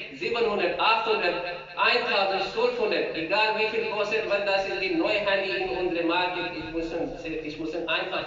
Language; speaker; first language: German; non-native, learner; Urdu